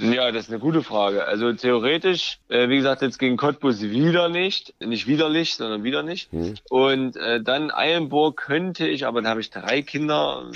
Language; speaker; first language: German; native; German